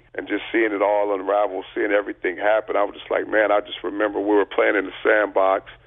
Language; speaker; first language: English; native; English